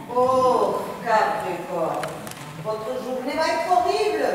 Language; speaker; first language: French; non-native, learner; Spanish